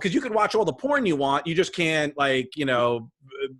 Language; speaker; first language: English; native; English